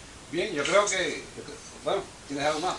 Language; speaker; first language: Spanish; native; Spanish